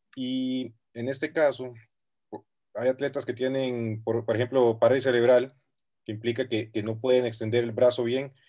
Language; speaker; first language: Spanish; native; Spanish